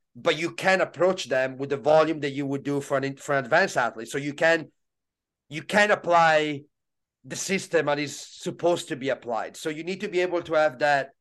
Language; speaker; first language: English; non-native, fluent; Italian